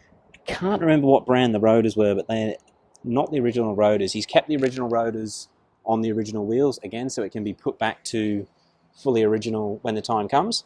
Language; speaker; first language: English; native; English